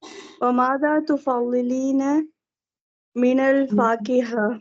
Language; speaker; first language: Arabic; non-native, learner; Tamil